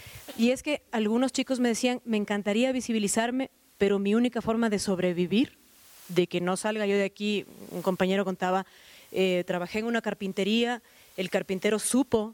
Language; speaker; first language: Spanish; native; Spanish